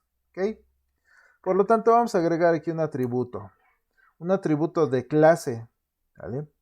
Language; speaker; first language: Spanish; native; Spanish